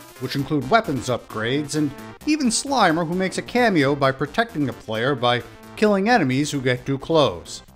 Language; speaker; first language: English; native; English